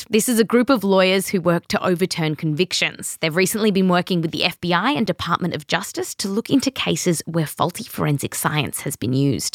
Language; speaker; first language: English; native; English